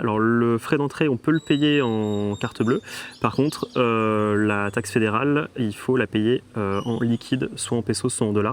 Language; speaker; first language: French; native; French